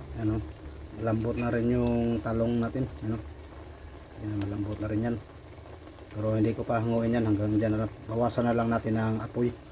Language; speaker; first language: Filipino; non-native, local second language; Cebuano